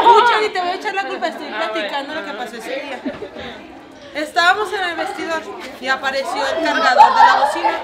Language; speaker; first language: Spanish; native; Spanish